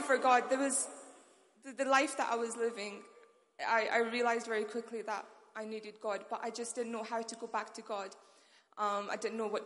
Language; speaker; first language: English; non-native, local second language; Urdu